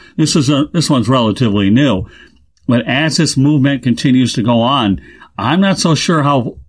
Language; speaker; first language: English; native; English